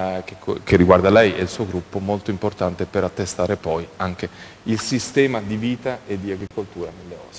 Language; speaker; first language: Italian; native; Italian